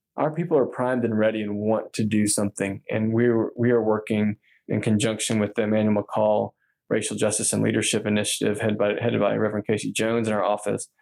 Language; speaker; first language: English; native; English